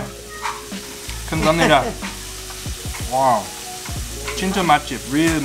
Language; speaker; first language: Korean; non-native, learner; English